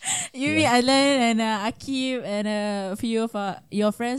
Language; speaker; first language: English; non-native, local second language; Malay